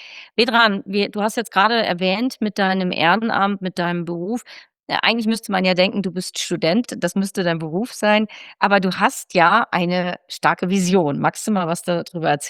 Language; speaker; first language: German; native; German